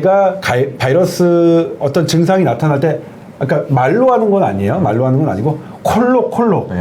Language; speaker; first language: Korean; native; Korean